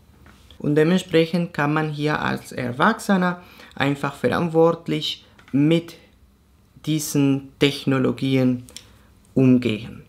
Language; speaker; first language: German; non-native, fluent; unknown